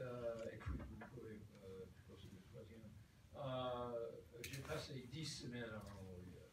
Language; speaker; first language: French; non-native, fluent; English